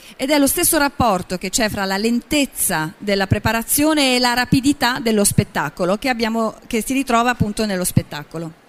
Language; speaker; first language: Italian; native; Italian